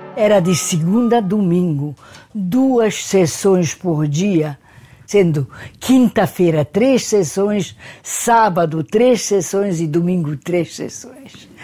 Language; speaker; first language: Portuguese; early bilingual, other home language; Hungarian